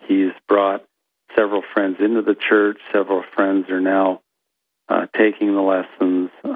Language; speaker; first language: English; native; English